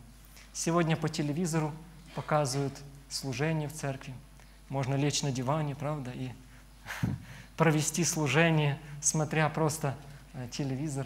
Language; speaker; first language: Russian; native; Russian